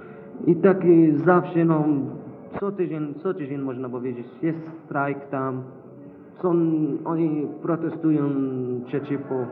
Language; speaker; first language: Polish; non-native, learner; Arabic